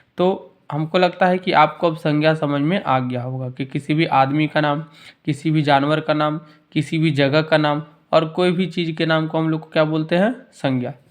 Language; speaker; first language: Hindi; native; Hindi